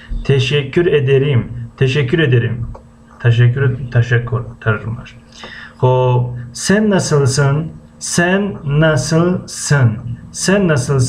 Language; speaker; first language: Turkish; non-native, fluent; Tajik